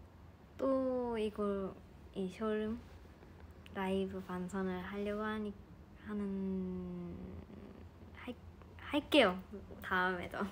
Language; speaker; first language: Korean; non-native, fluent; Japanese